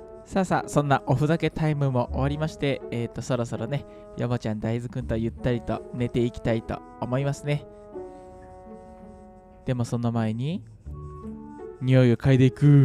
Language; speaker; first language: Japanese; native; Japanese